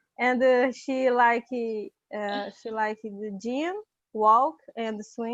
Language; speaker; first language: English; non-native, learner; Portuguese